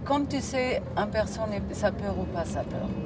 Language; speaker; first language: French; non-native, learner; German